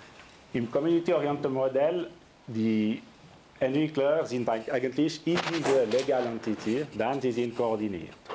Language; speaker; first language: German; non-native, local second language; French